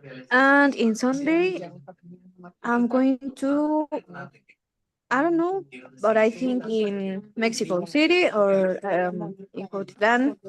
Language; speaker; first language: English; non-native, learner; Spanish